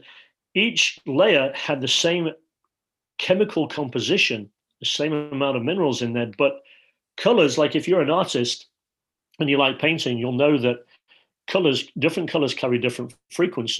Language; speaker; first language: English; native; English